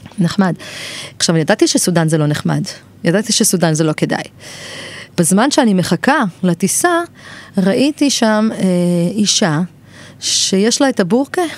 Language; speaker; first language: Hebrew; native; Hebrew